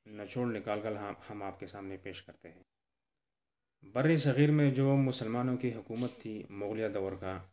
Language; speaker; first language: Urdu; non-native, local second language; Pashto